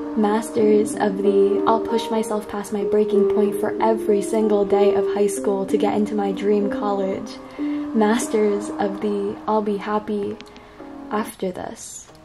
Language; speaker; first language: English; native; English